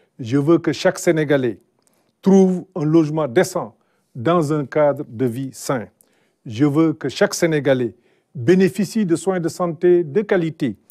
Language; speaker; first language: French; non-native, local second language; Wolof